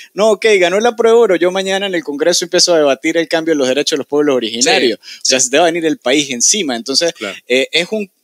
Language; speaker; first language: Spanish; native; Spanish